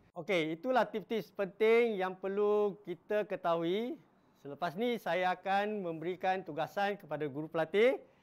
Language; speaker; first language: Malay; non-native, local second language; Chinese